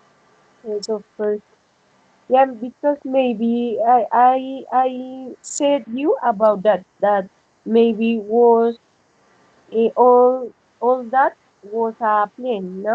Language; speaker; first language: English; non-native, learner; Spanish